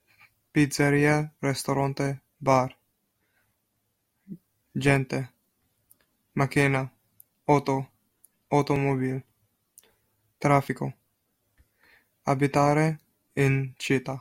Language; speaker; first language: Italian; non-native, learner; English